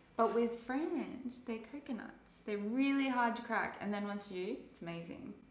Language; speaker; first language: English; native; English